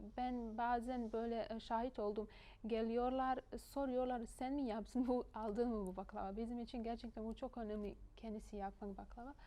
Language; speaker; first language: Turkish; non-native, fluent; Bosnian